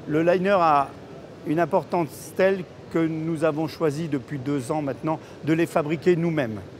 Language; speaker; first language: French; native; French